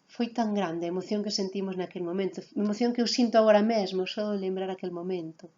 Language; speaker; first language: Galician; native; Galician